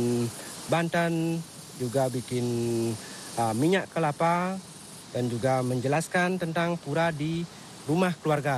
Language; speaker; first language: Indonesian; non-native, local second language; Balinese